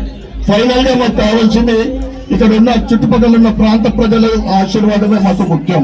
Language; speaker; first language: Telugu; native; Telugu